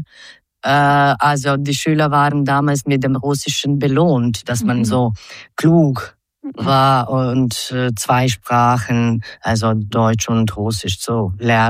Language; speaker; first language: German; non-native, fluent; Croatian